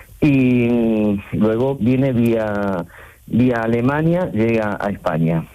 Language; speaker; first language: Spanish; native; Spanish